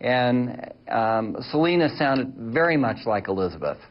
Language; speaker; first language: English; native; English